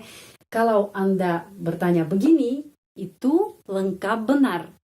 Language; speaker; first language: Indonesian; non-native, fluent; Russian